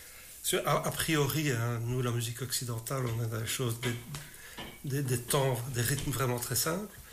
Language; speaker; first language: French; native; French